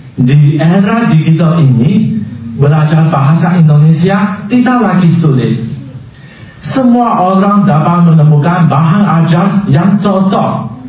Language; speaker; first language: Indonesian; non-native, learner; Chinese